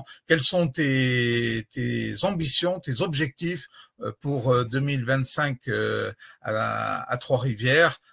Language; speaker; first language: French; native; French